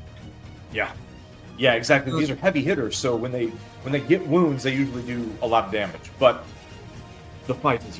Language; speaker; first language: English; native; English